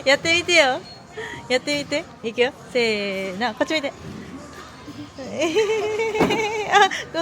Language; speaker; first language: Japanese; non-native, fluent; Filipino